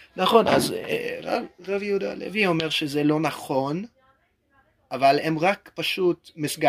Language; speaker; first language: Hebrew; non-native, learner; English